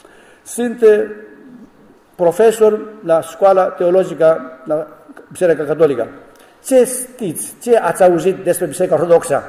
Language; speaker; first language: Romanian; non-native, learner; Greek